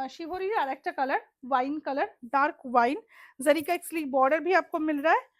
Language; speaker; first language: Hindi; non-native, local second language; Bangla